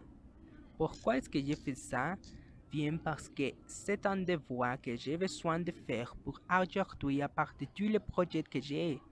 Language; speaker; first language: French; non-native, learner; Spanish